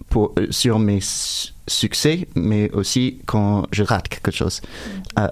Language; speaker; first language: French; non-native, fluent; English